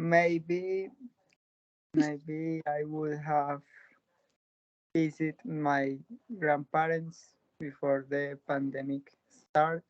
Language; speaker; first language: English; non-native, learner; Spanish